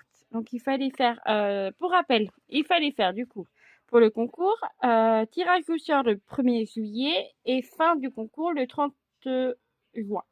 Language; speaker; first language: French; native; French